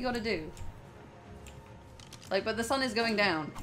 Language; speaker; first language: English; native; English